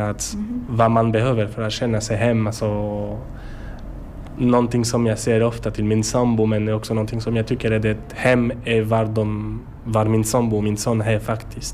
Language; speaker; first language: Swedish; non-native, learner; French